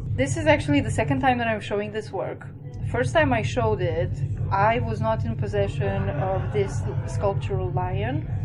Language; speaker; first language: English; non-native, fluent; Romanian